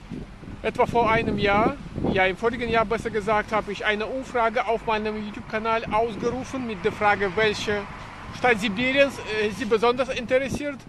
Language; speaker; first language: German; non-native, fluent; Russian